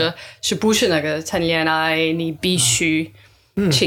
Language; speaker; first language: Chinese; non-native, learner; English